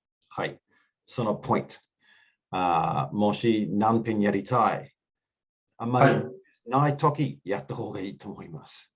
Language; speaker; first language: Japanese; non-native, learner; English